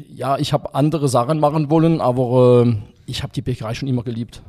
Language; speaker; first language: German; non-native, fluent; French